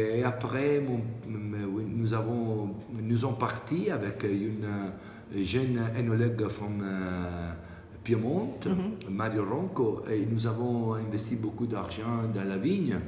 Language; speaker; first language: French; non-native, learner; Italian